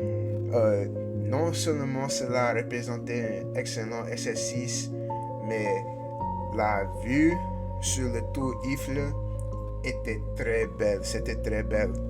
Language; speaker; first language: French; non-native, learner; English